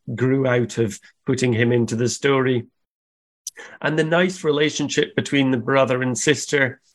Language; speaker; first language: English; native; English